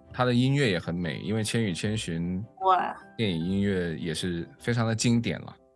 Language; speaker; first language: Chinese; native; Chinese